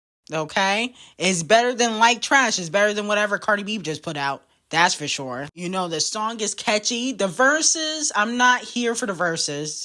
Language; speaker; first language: English; native; English